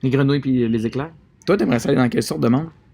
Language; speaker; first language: French; native; French